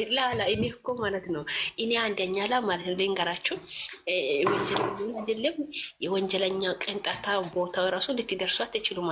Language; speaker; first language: Amharic; native; Amharic